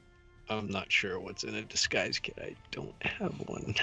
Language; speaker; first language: English; native; English